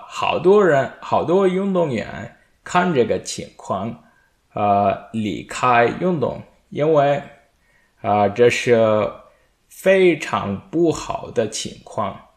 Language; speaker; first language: Chinese; non-native, learner; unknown